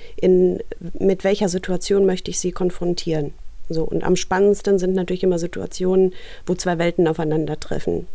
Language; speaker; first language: German; early bilingual, other home language; Russian